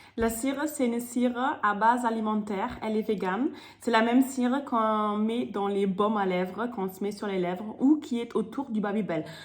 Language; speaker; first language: French; non-native, fluent; German